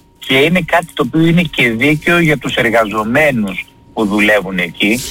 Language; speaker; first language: Greek; native; Greek